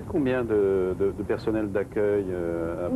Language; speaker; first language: French; native; French